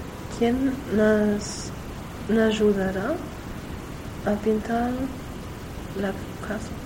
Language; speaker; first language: Spanish; non-native, learner; German